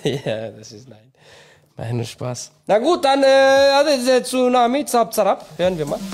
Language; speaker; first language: German; non-native, learner; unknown